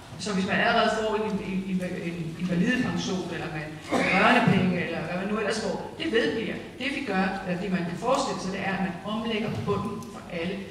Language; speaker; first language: Danish; native; Danish